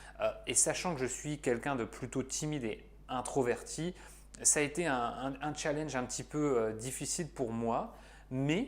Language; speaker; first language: French; native; French